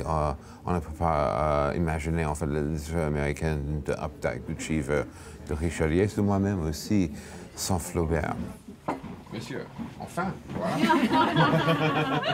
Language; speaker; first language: French; non-native, fluent; English